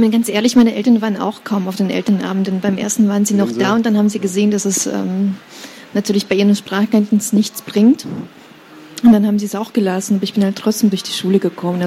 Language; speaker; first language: German; early bilingual, other home language; Russian